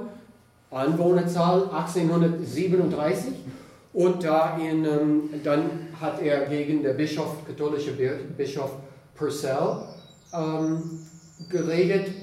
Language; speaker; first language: German; non-native, fluent; English